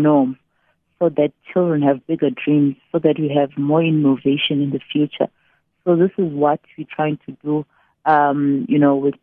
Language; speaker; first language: English; non-native, local second language; Xhosa